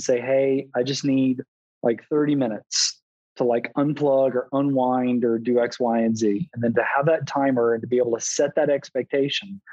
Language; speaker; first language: English; native; English